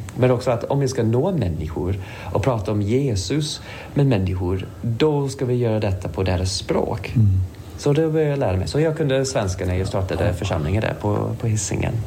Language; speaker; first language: Swedish; non-native, fluent; English